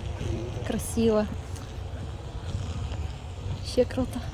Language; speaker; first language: Russian; non-native, local second language; Tuvinian